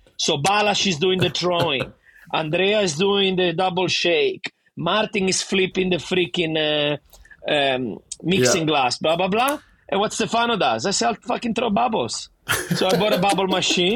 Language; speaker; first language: English; non-native, fluent; Italian